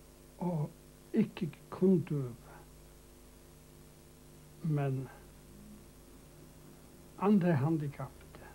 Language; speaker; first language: Danish; non-native, local second language; Faroese